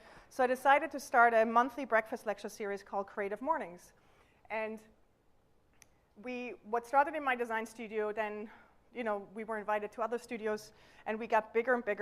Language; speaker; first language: English; non-native, fluent; German